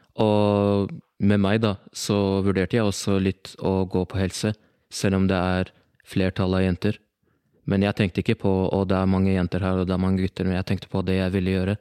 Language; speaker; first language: Norwegian; early bilingual, other home language; Arabic